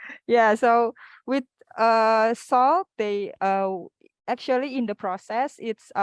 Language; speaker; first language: English; non-native, fluent; Indonesian